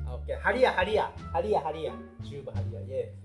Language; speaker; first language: Malay; non-native, learner; Japanese